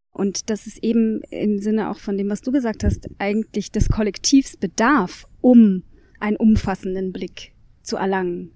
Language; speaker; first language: German; native; German